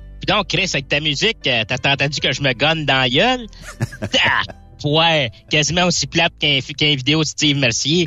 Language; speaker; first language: French; native; French